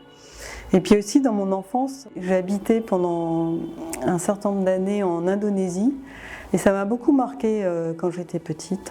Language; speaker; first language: French; native; French